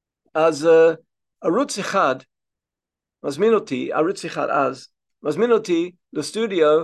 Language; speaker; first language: Hebrew; non-native, fluent; English